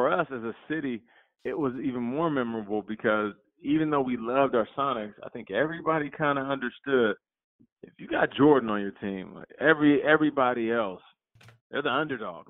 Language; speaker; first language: English; native; English